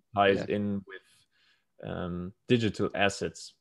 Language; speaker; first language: English; non-native, fluent; German